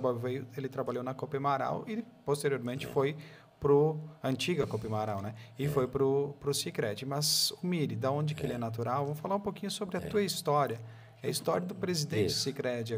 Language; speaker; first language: Portuguese; native; Portuguese